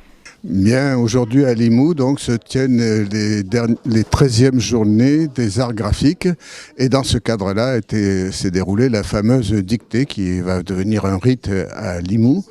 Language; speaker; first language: French; native; French